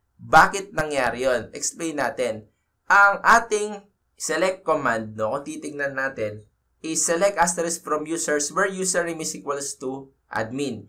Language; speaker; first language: English; non-native, local second language; Filipino